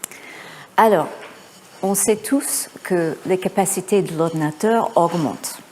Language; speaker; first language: French; non-native, fluent; English